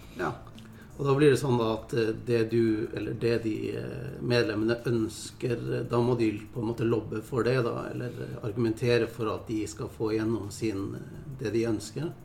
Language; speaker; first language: Norwegian; native; Norwegian